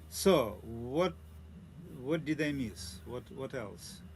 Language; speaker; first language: English; non-native, learner; Russian